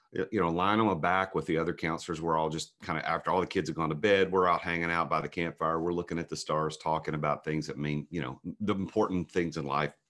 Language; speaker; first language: English; native; English